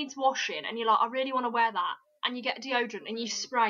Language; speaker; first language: English; native; English